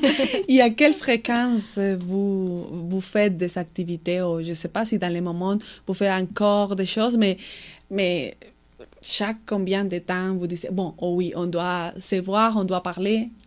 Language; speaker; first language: French; non-native, fluent; Spanish